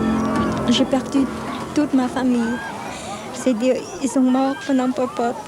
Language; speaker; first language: French; non-native, fluent; Khmer